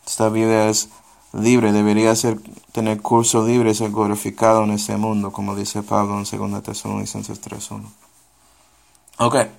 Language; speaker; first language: Spanish; non-native, fluent; English